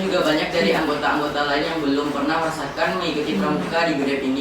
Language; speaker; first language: Indonesian; non-native, local second language; Minangkabau